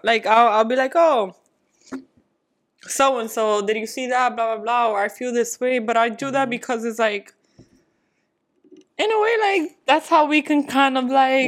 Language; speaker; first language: English; early bilingual, other home language; Spanish